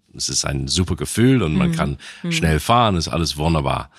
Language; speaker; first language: German; non-native, fluent; English